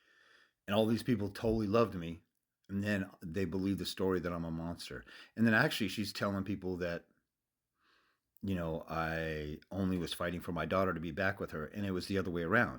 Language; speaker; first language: English; native; English